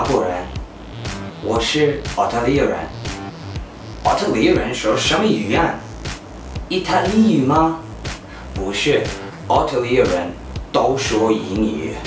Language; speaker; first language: Chinese; non-native, learner; English